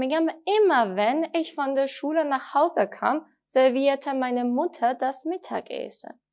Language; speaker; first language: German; non-native, fluent; Persian